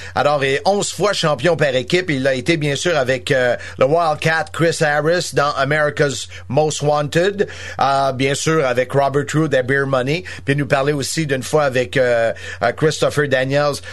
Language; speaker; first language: French; native; French